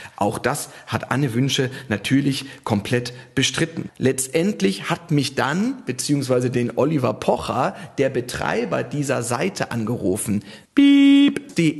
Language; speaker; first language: German; native; German